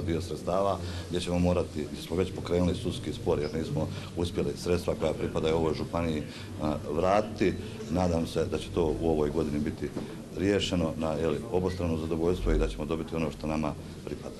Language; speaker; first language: Serbian; native; Serbian